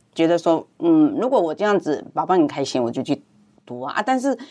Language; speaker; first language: Chinese; non-native, fluent; Cantonese